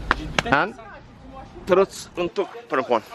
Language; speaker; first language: Indonesian; non-native, learner; English